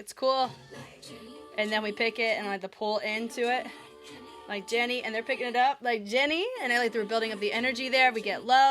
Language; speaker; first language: English; native; English